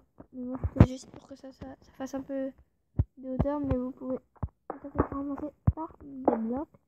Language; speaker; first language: French; native; French